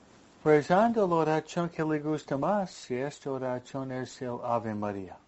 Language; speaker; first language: Spanish; non-native, fluent; English